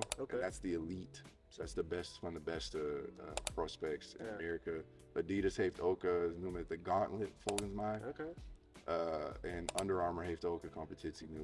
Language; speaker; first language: Dutch; non-native, fluent; English